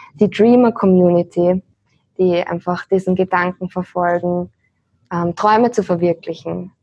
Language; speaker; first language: German; native; German